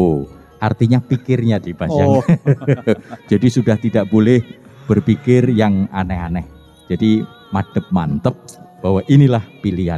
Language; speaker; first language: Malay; non-native, local second language; Javanese